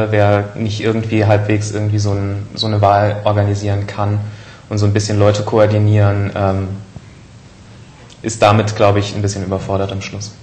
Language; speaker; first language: German; native; German